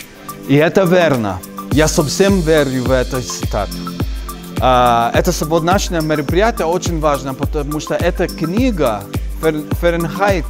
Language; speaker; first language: Russian; non-native, learner; English